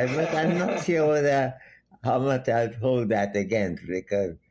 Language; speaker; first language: English; non-native, local second language; Bangla